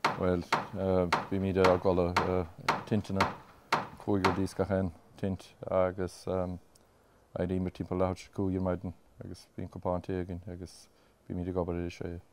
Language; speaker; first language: Irish; native; Irish